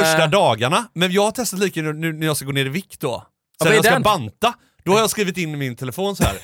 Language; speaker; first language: Swedish; native; Swedish